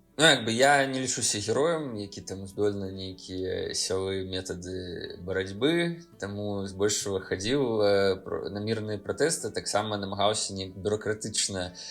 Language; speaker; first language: Belarusian; non-native, local second language; Russian